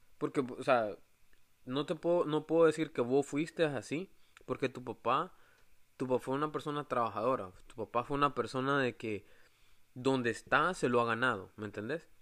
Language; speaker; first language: Spanish; native; Spanish